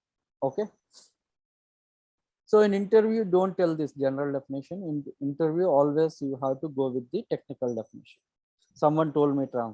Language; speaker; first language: English; non-native, local second language; Telugu